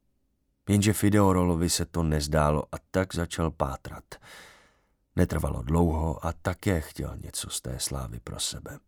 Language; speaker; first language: Czech; native; Czech